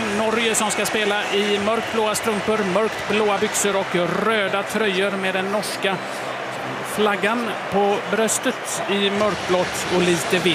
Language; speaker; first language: Swedish; native; Swedish